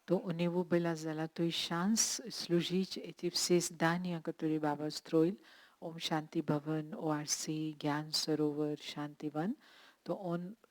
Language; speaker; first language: Russian; non-native, learner; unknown